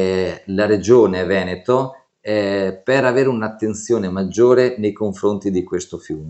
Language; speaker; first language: Italian; native; Italian